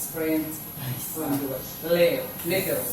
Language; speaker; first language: English; non-native, learner; Indonesian